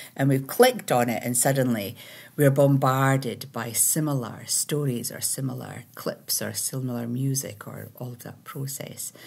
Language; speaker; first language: English; native; English